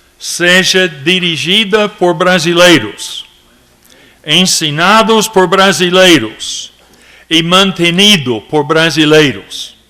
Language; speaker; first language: Portuguese; non-native, fluent; English